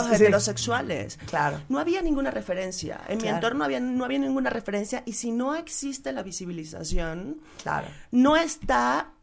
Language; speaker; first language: Spanish; native; Spanish